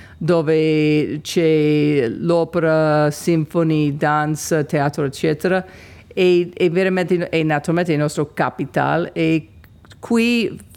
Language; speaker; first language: Italian; non-native, fluent; English